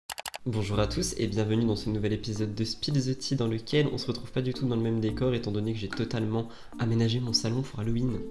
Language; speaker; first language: French; native; French